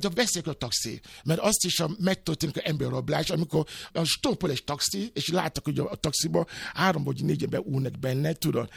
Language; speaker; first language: Hungarian; non-native, learner; Yoruba